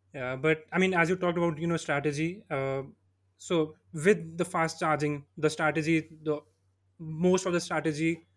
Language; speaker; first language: English; non-native, local second language; Hindi